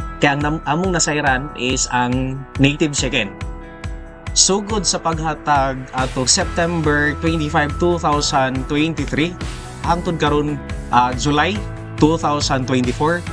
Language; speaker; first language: Cebuano; non-native, local second language; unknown